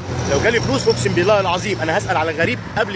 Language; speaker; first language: Arabic; native; Arabic